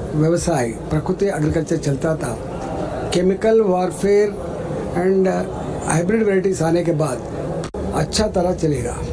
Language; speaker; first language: Hindi; non-native, local second language; Telugu